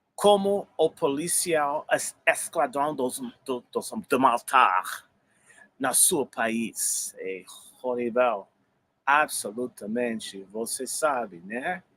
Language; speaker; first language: Portuguese; non-native, learner; English